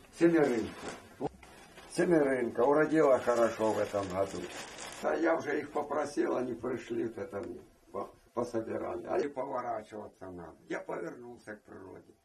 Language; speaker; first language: Russian; native; Russian